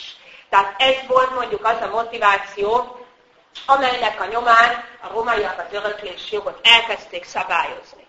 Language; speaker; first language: Hungarian; native; Hungarian